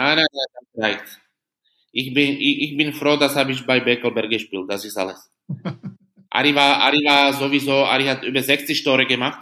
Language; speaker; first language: German; non-native, fluent; Slovak